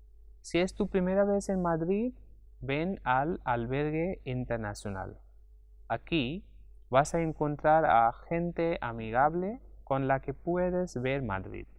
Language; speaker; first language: Spanish; non-native, fluent; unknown